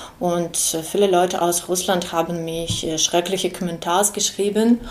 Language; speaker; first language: German; non-native, learner; Ukrainian